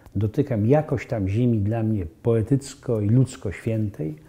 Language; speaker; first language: Polish; native; Polish